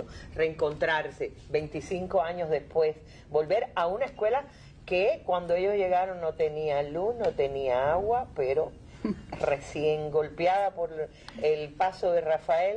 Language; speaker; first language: Spanish; native; Spanish